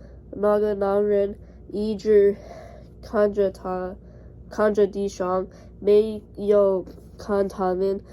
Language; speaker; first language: Chinese; non-native, learner; English